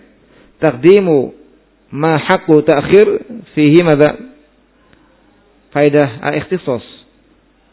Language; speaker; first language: Arabic; non-native, fluent; Indonesian